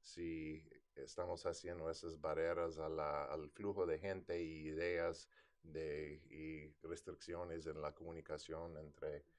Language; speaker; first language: Spanish; non-native, fluent; English